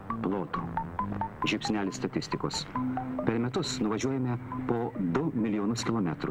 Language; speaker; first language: Lithuanian; native; Lithuanian